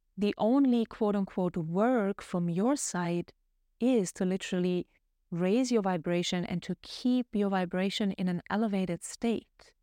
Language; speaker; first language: English; non-native, fluent; German